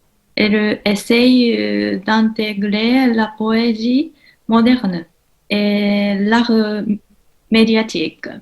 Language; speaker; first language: French; non-native, learner; Japanese